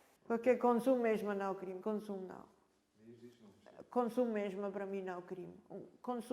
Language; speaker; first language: Portuguese; non-native, learner; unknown